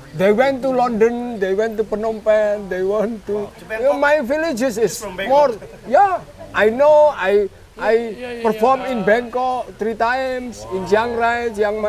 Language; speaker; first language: English; non-native, learner; Indonesian